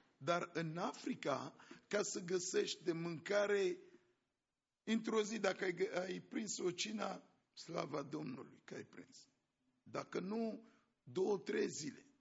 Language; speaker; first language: Romanian; non-native, fluent; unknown